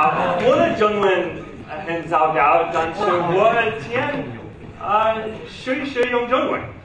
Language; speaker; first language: Chinese; non-native, learner; English